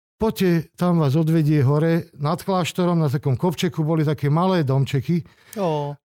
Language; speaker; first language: Slovak; non-native, local second language; Hungarian